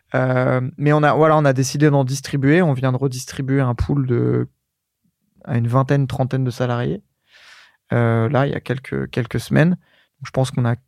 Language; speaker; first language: French; native; French